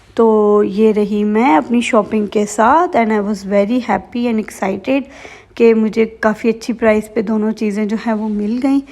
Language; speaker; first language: Urdu; native; Urdu